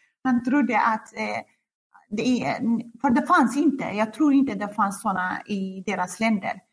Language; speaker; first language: Swedish; non-native, fluent; Central Kurdish